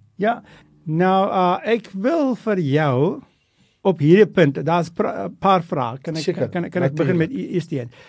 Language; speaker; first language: Afrikaans; non-native, fluent; Turkish